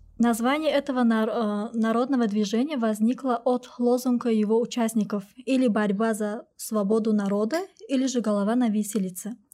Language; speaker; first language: Russian; non-native, local second language; Tajik